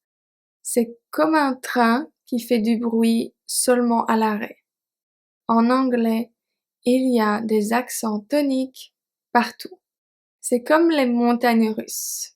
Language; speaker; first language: French; native; French